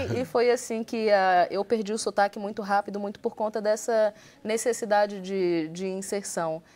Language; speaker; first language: Portuguese; native; Portuguese